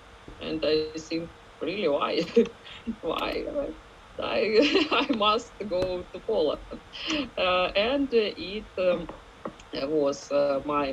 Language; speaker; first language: English; non-native, fluent; Ukrainian